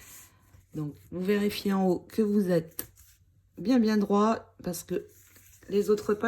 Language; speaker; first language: French; native; French